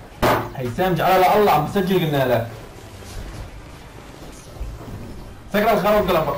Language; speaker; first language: Arabic; native; Arabic